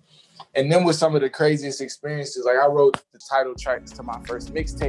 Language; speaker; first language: English; native; English